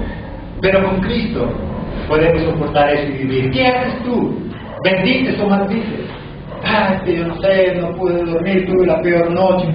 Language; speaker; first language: Spanish; native; Spanish